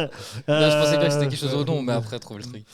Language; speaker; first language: French; native; French